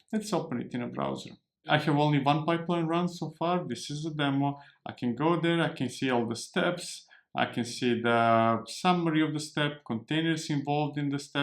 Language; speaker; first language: English; non-native, fluent; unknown